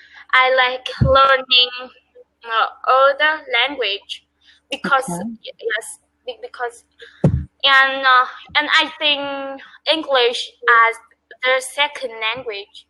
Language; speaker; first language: English; non-native, learner; Vietnamese